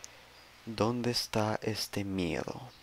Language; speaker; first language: Spanish; native; Spanish